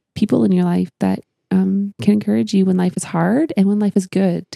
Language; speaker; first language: English; native; English